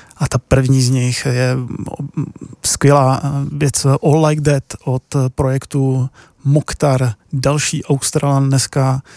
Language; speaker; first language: Czech; native; Czech